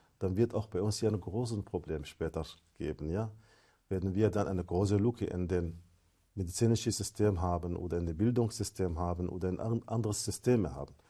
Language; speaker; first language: German; non-native, fluent; Arabic